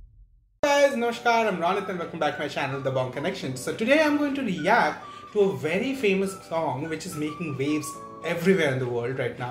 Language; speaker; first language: English; non-native, local second language; Bangla